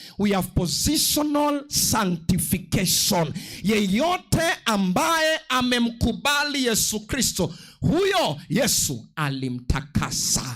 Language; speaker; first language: Swahili; non-native, local second language; Luo (Kenya and Tanzania)